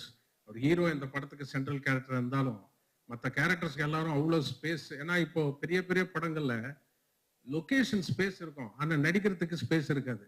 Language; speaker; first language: Tamil; non-native, local second language; Telugu